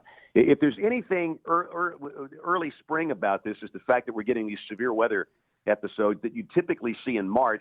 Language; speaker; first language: English; native; English